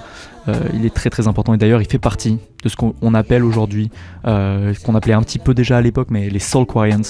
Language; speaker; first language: French; native; French